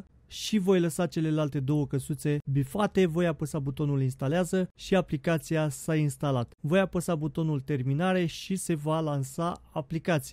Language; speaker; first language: Romanian; native; Romanian